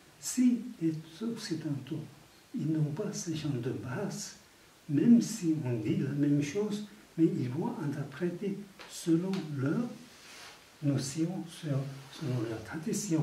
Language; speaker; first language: French; non-native, fluent; Tibetan